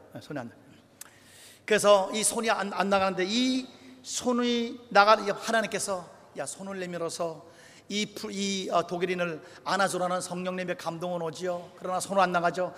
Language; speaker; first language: Korean; native; Korean